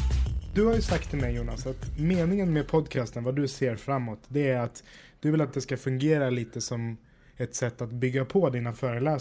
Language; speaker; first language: Swedish; native; Swedish